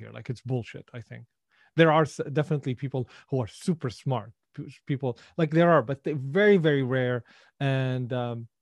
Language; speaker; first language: English; non-native, fluent; Arabic